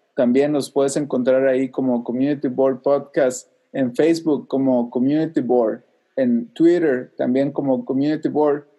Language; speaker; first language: Spanish; native; Spanish